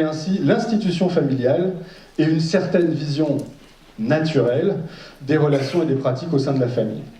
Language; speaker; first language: French; native; French